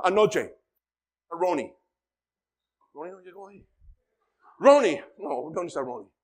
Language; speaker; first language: Spanish; non-native, fluent; English